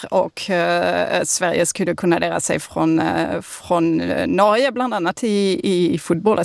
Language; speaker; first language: Swedish; non-native, fluent; French